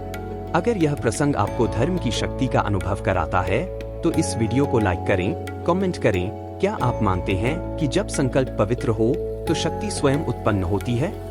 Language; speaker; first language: Hindi; native; Hindi